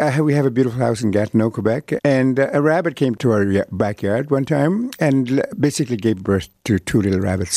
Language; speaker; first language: English; non-native, fluent; Cree